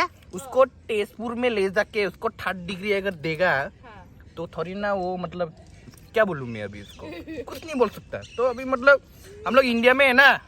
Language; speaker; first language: Hindi; non-native, local second language; Bodo